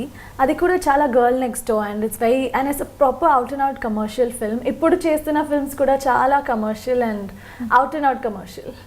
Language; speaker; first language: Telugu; non-native, local second language; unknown